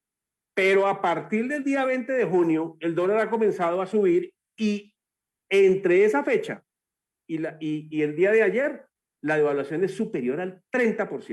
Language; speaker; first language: Spanish; native; Spanish